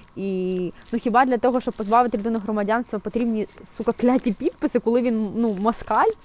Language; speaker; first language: Ukrainian; non-native, local second language; Russian